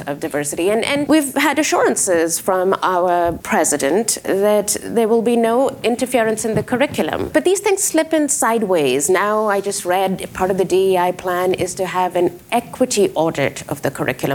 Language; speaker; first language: English; non-native, local second language; Urdu